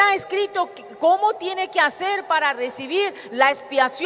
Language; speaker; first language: Spanish; native; Spanish